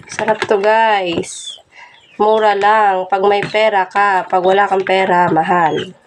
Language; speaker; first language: Filipino; non-native, local second language; Hiligaynon